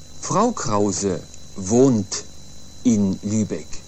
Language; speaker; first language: German; non-native, fluent; Swedish